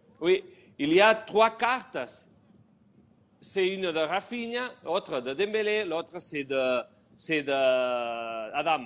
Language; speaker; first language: French; non-native, learner; Spanish